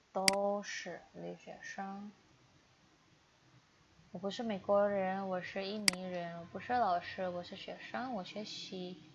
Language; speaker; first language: Chinese; non-native, fluent; Indonesian